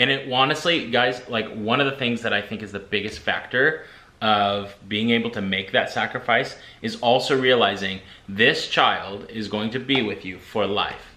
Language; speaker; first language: English; native; English